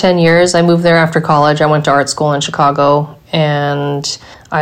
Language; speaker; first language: English; native; English